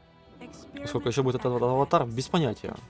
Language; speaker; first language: Russian; native; Russian